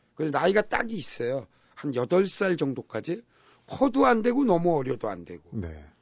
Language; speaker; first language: Korean; native; Korean